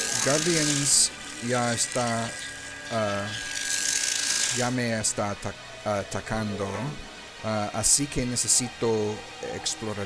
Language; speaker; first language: Spanish; non-native, learner; English